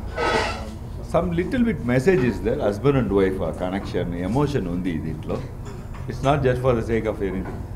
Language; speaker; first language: Telugu; non-native, learner; Tamil